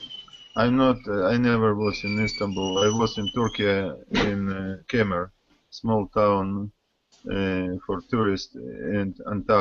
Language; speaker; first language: English; non-native, learner; Russian